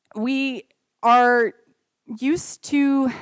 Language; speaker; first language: English; native; English